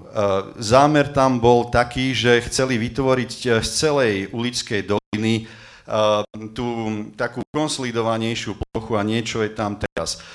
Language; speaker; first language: Slovak; native; Slovak